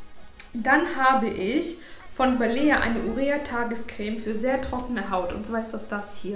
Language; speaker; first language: German; native; German